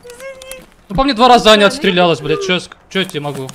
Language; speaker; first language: Russian; native; Russian